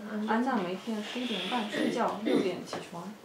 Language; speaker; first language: Chinese; non-native, fluent; Russian